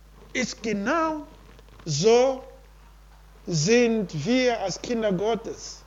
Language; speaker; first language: German; non-native, learner; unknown